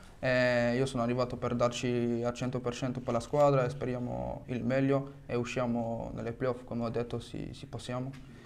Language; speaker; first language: Italian; non-native, fluent; French